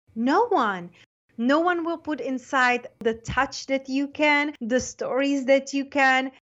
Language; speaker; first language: English; non-native, fluent; Czech